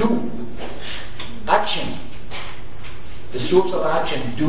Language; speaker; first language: English; non-native, fluent; Persian